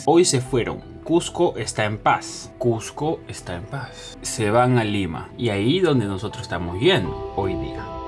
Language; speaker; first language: Spanish; native; Spanish